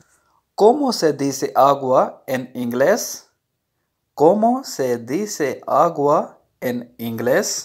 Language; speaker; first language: Spanish; non-native, learner; Urdu